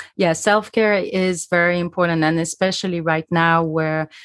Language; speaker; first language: English; non-native, fluent; French